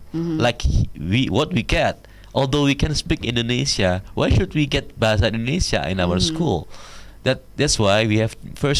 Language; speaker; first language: English; non-native, learner; Indonesian